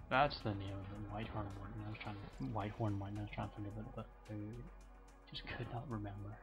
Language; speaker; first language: English; native; English